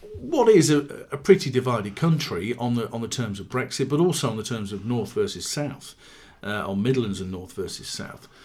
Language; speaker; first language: English; native; English